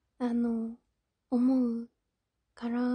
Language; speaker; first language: Japanese; native; Japanese